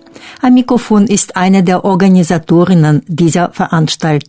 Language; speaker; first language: German; non-native, fluent; Russian